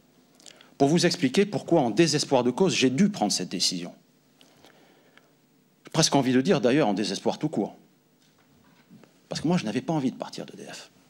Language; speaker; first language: French; native; French